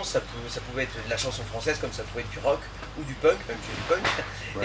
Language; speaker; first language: French; native; French